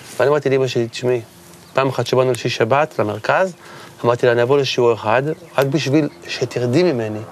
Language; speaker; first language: Hebrew; native; Hebrew